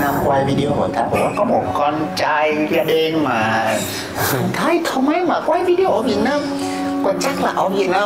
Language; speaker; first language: Vietnamese; non-native, learner; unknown